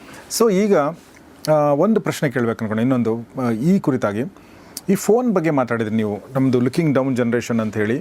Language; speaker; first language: Kannada; native; Kannada